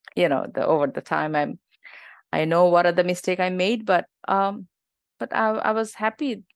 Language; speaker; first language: English; non-native, local second language; Bangla